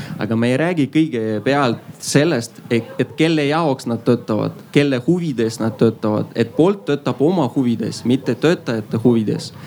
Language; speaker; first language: Estonian; non-native, local second language; Russian